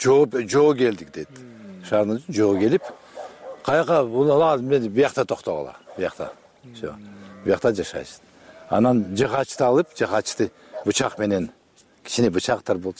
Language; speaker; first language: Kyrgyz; non-native, local second language; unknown